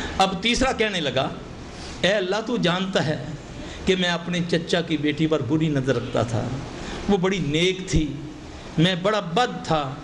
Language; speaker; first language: Urdu; non-native, local second language; Punjabi